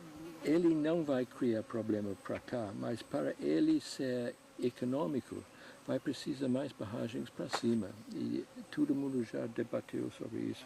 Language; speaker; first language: Portuguese; non-native, fluent; English